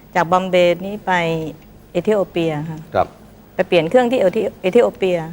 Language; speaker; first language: Thai; native; Thai